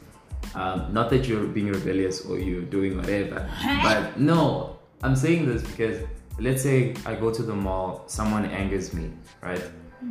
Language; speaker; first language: English; non-native, local second language; Tswana